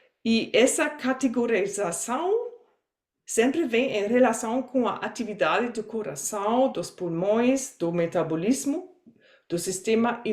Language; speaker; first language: Portuguese; non-native, fluent; German